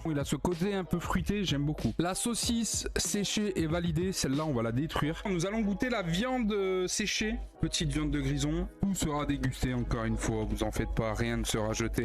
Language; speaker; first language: French; native; French